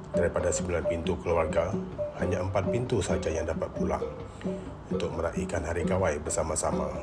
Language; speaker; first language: Malay; non-native, local second language; Iban